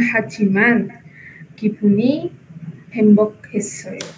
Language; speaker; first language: Korean; non-native, learner; Indonesian